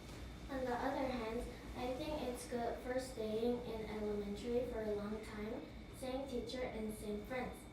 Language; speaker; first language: English; non-native, learner; Korean